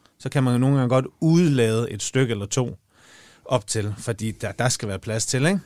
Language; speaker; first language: Danish; native; Danish